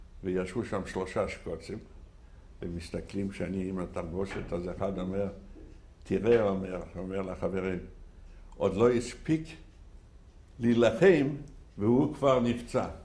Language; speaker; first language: Hebrew; non-native, fluent; Yiddish